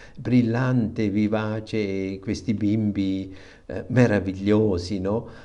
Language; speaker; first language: Italian; non-native, fluent; German